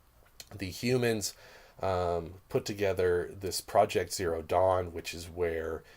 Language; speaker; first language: English; native; English